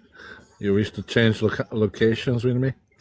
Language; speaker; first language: English; non-native, fluent; Slovenian